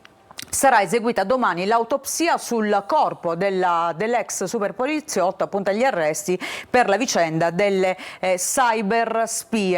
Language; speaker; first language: Italian; native; Italian